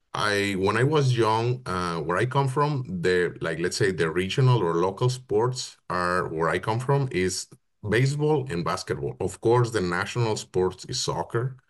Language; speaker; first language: English; non-native, fluent; Spanish